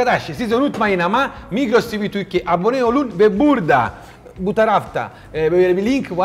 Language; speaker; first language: Turkish; non-native, learner; Italian